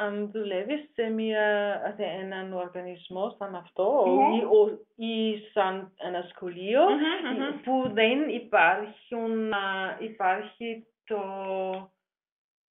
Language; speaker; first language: Greek; non-native, learner; German